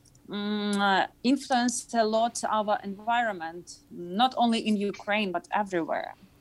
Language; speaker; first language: English; non-native, fluent; Ukrainian